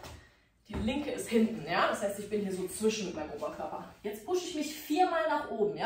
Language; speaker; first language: German; native; German